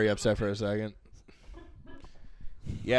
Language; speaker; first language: English; native; English